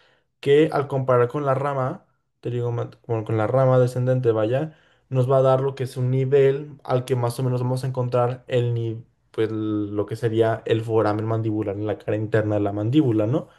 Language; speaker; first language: Spanish; native; Spanish